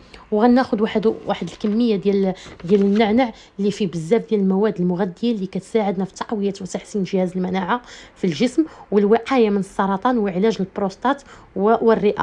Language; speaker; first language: Arabic; native; Arabic